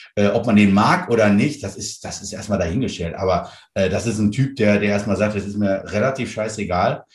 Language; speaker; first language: German; native; German